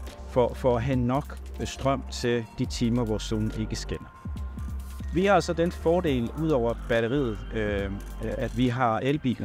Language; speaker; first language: Danish; non-native, fluent; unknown